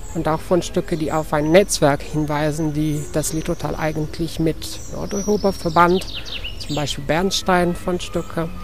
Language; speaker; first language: German; non-native, fluent; Italian